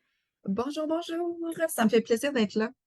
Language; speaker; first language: French; native; French